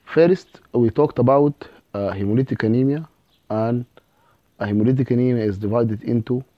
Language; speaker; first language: English; non-native, fluent; Arabic